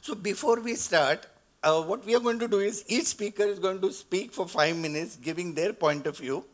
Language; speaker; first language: English; non-native, local second language; Marathi